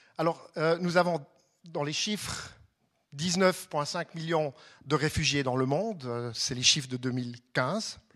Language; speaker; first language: French; non-native, local second language; German